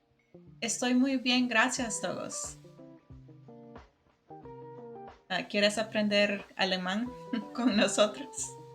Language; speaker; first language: Spanish; early bilingual, other home language; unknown